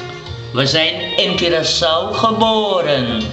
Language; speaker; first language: Dutch; non-native, local second language; Papiamento